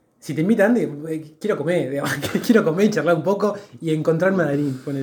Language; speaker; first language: Spanish; native; Spanish